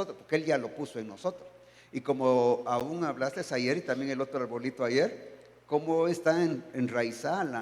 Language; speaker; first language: Spanish; native; Spanish